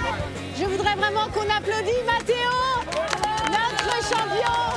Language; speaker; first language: French; native; French